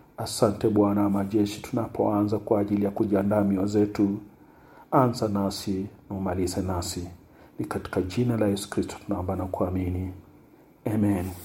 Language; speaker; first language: Swahili; non-native, local second language; Luyia